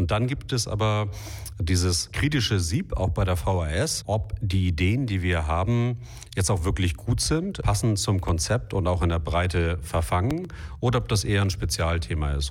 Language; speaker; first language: German; native; German